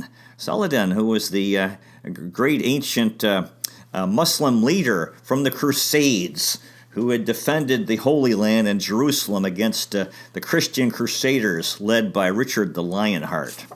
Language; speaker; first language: English; native; English